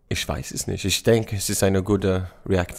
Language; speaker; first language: German; non-native, learner; English